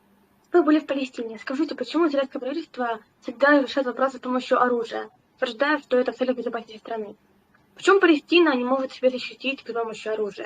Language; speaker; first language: Russian; native; Russian